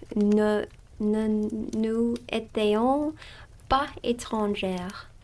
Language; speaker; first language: French; non-native, learner; English